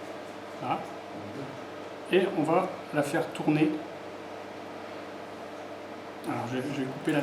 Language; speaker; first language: French; native; French